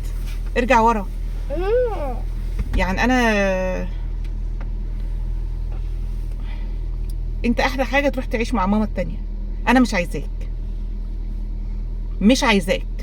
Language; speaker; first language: Arabic; native; Arabic